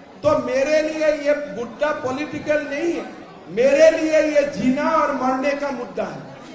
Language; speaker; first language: Hindi; non-native, local second language; Assamese